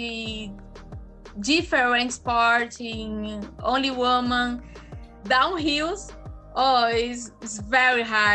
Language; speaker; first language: English; non-native, learner; Portuguese